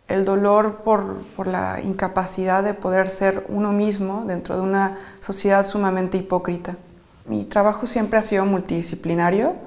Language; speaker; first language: Spanish; native; Spanish